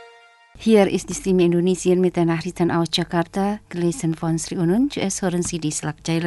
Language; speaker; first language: German; non-native, fluent; Indonesian